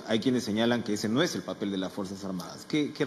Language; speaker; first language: Spanish; native; Spanish